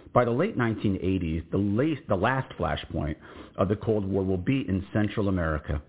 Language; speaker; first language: English; native; English